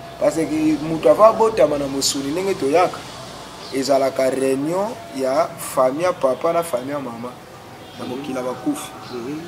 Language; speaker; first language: Lingala; non-native, local second language; Kongo